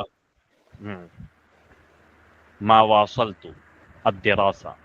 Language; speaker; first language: Arabic; non-native, fluent; Urdu